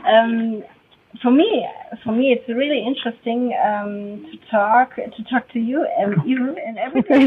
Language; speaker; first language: English; non-native, learner; German